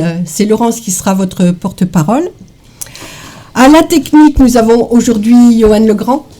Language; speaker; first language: French; native; French